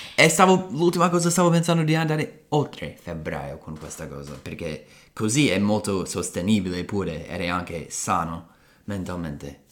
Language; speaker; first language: Italian; non-native, fluent; English